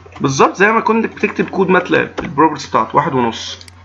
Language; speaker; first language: Arabic; native; Arabic